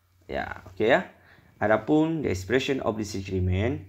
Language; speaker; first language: English; non-native, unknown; Indonesian